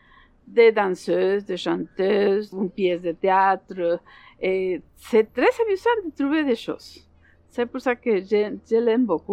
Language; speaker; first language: French; non-native, learner; Spanish